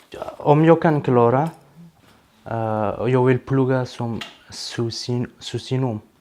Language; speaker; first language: Swedish; non-native, learner; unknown